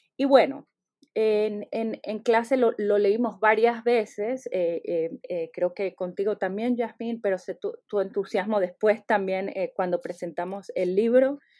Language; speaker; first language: Spanish; native; Spanish